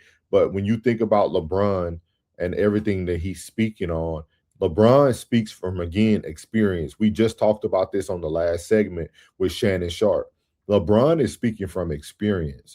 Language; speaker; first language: English; native; English